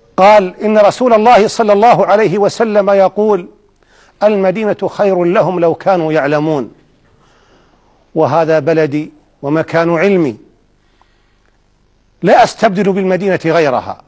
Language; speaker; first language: Arabic; native; Arabic